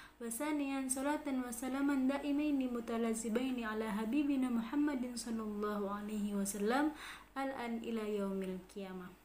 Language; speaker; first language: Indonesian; native; Indonesian